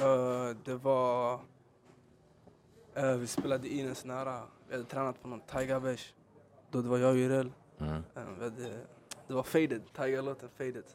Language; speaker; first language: Swedish; early bilingual, other home language; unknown